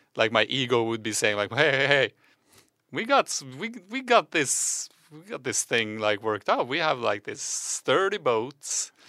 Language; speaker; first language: English; non-native, fluent; Norwegian